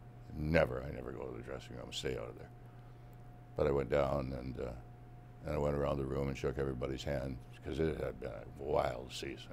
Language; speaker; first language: English; native; English